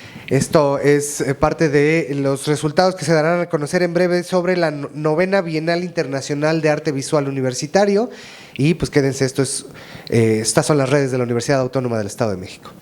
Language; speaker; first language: Spanish; native; Spanish